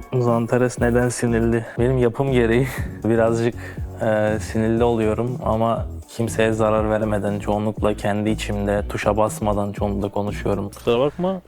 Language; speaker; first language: Turkish; native; Turkish